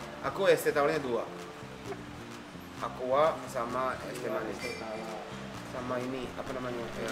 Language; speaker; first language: Indonesian; non-native, fluent; Japanese